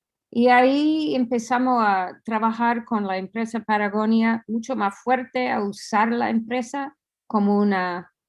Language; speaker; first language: Spanish; non-native, fluent; English